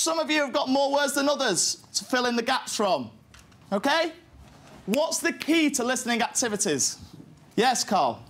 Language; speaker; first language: English; native; English